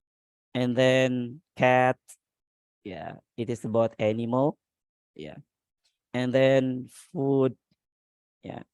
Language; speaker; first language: English; non-native, learner; Indonesian